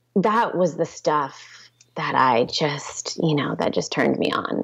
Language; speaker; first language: English; native; English